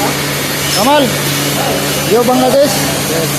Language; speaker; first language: English; non-native, learner; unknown